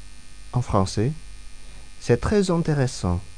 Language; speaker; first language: French; non-native, fluent; Indonesian